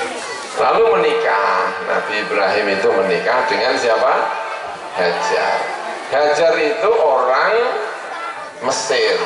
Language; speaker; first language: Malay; non-native, local second language; Javanese